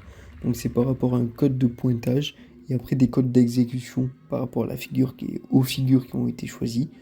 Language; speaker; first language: French; native; French